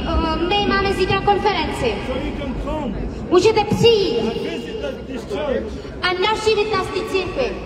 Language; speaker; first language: Czech; non-native, fluent; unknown